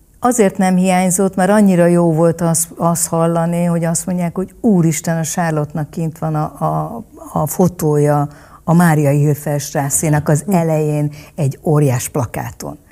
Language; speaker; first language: Hungarian; early bilingual, other home language; Vietnamese